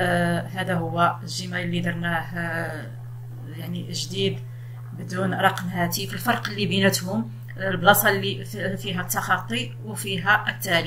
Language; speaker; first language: Arabic; native; Arabic